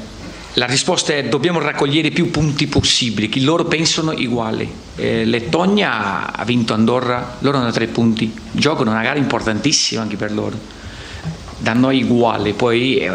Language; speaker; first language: Italian; non-native, fluent; Portuguese